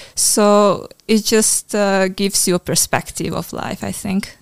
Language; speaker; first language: English; non-native, fluent; Hungarian